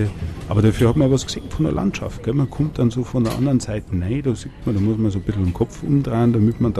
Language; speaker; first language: German; native; German